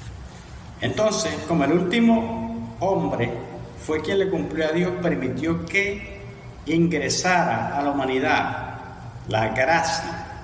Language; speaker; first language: Spanish; native; Spanish